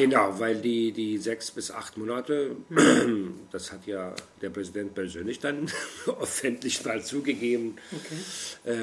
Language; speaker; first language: German; non-native, fluent; Arabic